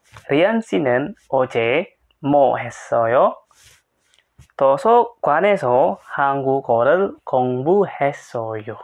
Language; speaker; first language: Korean; non-native, fluent; Indonesian